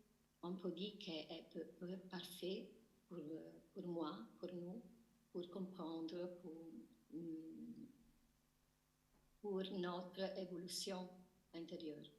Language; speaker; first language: French; non-native, learner; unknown